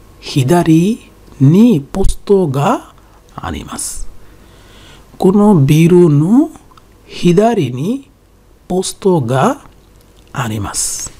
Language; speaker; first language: Japanese; non-native, learner; Bangla